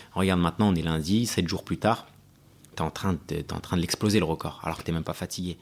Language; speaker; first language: French; early bilingual, other home language; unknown